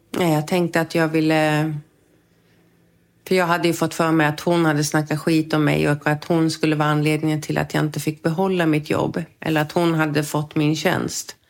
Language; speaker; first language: Swedish; native; Swedish